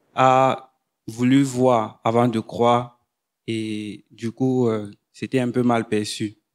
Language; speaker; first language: French; non-native, fluent; English